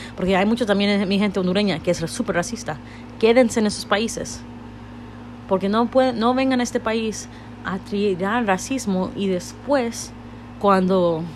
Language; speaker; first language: Spanish; early bilingual, heritage; Spanish